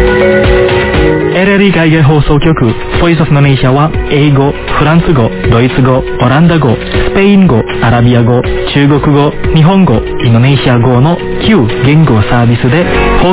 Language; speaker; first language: Japanese; non-native, fluent; Indonesian